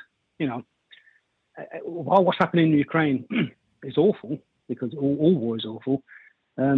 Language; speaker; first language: English; native; English